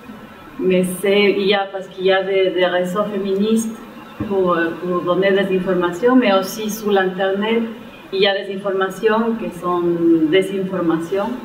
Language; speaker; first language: French; non-native, fluent; Spanish